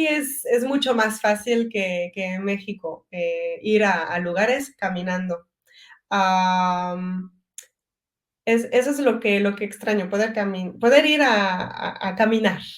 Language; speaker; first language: Spanish; early bilingual, heritage; French